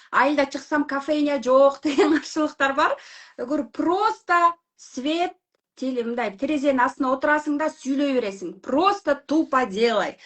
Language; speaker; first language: Kyrgyz; non-native, local second language; Russian